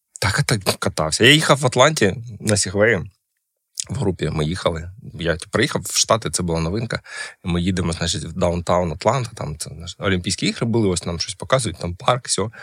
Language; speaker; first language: Ukrainian; non-native, local second language; Russian